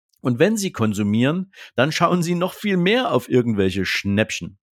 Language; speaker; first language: German; native; German